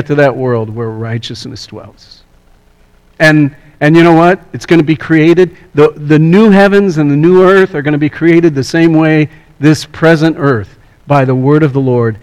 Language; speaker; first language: English; native; English